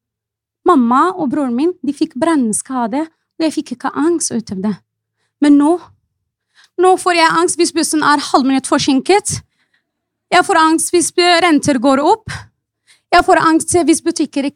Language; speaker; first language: Norwegian; non-native, fluent; Arabic